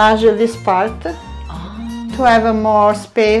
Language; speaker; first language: English; non-native, learner; Italian